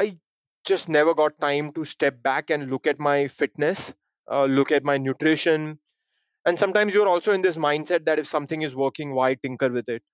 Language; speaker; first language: English; non-native, local second language; Hindi